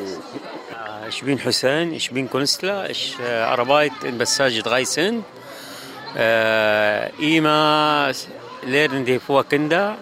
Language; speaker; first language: German; non-native, learner; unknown